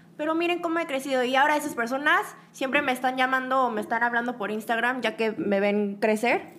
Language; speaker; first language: Spanish; native; Spanish